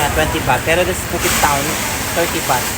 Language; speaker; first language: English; non-native, local second language; Filipino